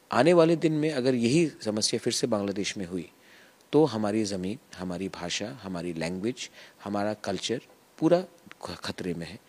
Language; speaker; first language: Hindi; non-native, local second language; Kok Borok